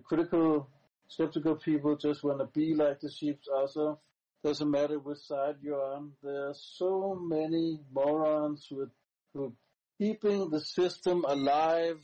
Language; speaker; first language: English; non-native, fluent; Danish